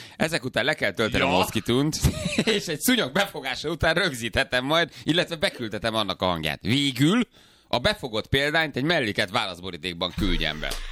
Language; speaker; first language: Hungarian; native; Hungarian